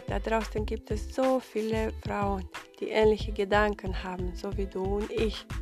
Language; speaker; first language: German; non-native, fluent; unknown